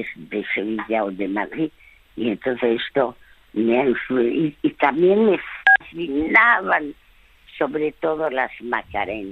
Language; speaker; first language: Spanish; early bilingual, other home language; French